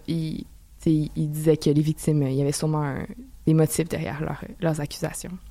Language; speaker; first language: French; native; French